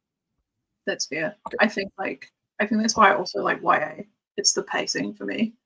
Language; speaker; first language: English; native; English